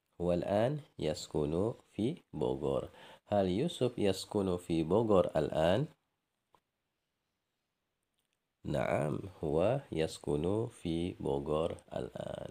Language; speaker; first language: Arabic; non-native, fluent; Indonesian